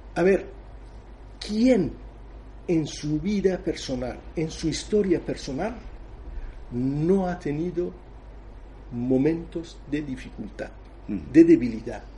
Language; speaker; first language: Spanish; non-native, fluent; Persian